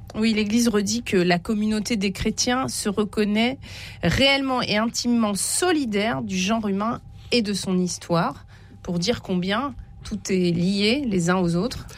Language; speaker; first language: French; native; French